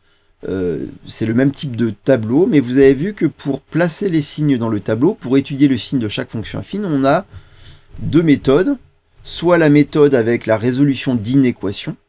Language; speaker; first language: French; native; French